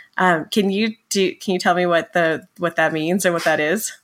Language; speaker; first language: English; native; English